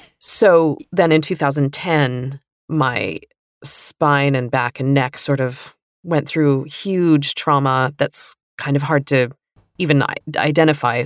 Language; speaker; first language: English; native; English